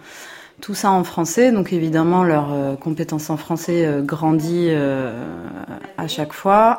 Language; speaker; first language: French; native; French